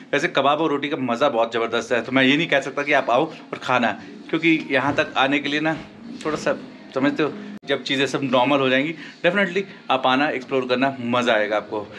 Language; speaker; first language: Hindi; native; Hindi